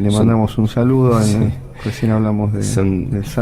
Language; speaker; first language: Spanish; native; Spanish